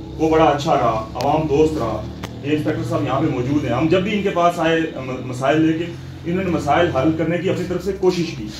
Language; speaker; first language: Urdu; non-native, local second language; Punjabi